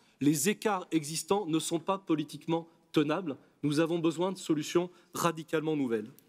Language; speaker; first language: French; native; French